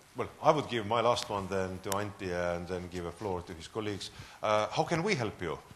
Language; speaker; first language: English; non-native, fluent; Estonian